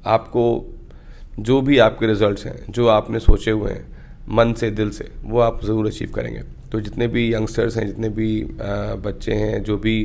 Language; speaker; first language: Hindi; native; Hindi